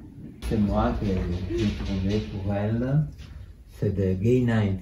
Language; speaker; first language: French; non-native, fluent; Italian